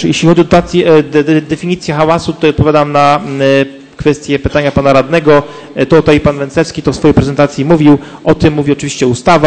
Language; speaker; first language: Polish; native; Polish